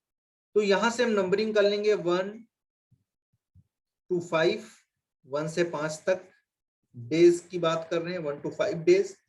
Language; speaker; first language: Hindi; native; Hindi